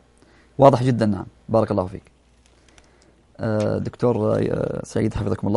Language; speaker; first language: Arabic; native; Arabic